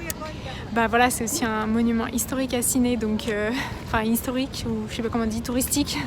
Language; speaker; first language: French; native; French